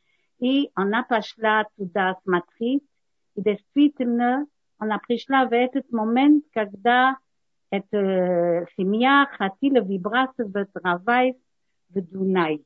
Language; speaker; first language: Russian; non-native, learner; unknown